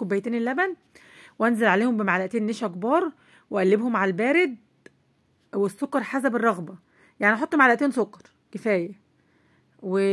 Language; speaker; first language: Arabic; native; Arabic